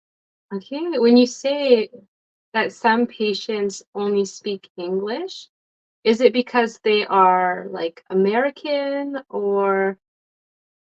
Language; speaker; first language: English; non-native, fluent; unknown